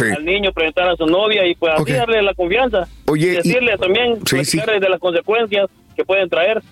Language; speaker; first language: Spanish; native; Spanish